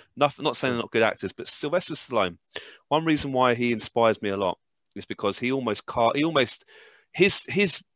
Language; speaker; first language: English; native; English